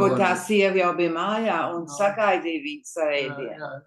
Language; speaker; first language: Latvian; non-native, fluent; English